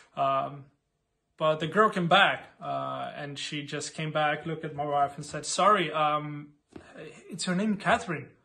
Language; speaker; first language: English; non-native, fluent; Portuguese